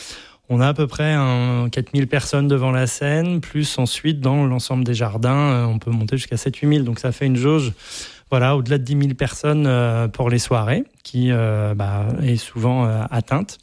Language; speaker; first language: French; native; French